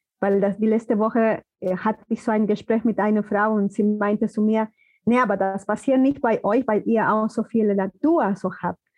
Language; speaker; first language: German; non-native, fluent; Spanish